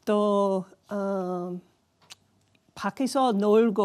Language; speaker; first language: Korean; non-native, learner; English